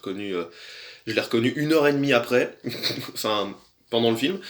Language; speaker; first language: French; native; French